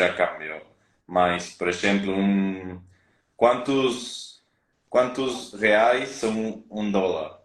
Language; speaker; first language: Portuguese; non-native, fluent; Spanish